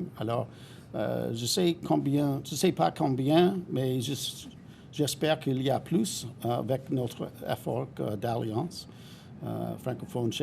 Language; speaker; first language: French; non-native, fluent; English